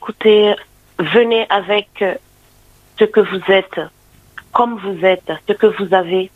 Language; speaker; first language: French; non-native, local second language; Haitian Creole